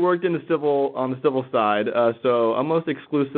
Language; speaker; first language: English; native; English